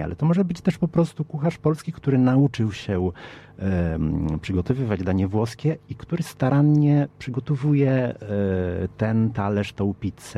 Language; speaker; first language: Polish; early bilingual, heritage; Polish